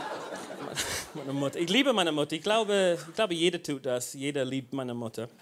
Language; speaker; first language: German; non-native, fluent; English